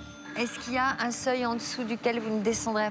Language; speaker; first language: French; native; French